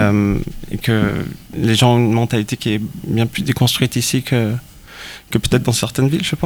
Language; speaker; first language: French; native; French